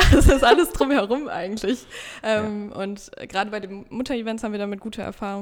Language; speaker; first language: German; native; German